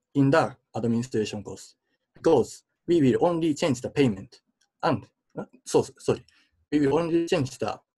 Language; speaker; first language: English; non-native, fluent; Japanese